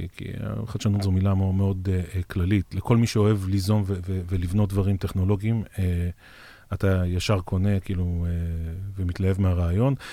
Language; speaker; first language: Hebrew; native; Hebrew